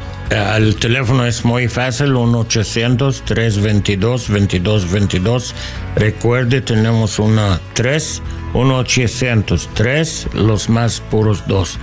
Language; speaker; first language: Spanish; non-native, learner; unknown